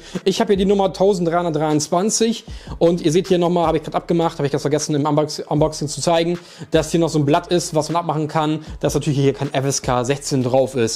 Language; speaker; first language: German; native; German